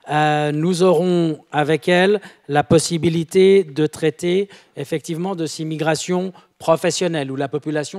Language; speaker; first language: French; native; French